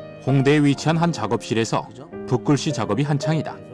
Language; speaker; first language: Korean; native; Korean